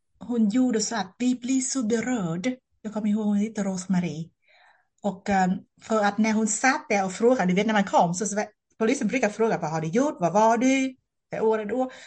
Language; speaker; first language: Swedish; non-native, fluent; Vietnamese